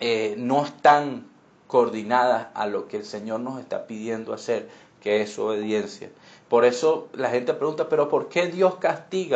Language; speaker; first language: Spanish; native; Spanish